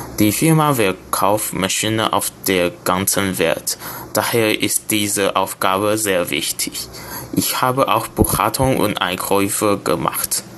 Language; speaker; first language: German; non-native, learner; Chinese